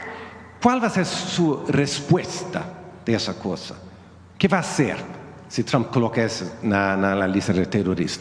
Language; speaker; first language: Spanish; non-native, fluent; Swedish